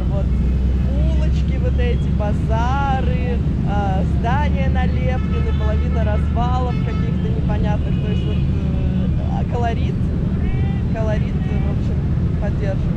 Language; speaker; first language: Russian; native; Russian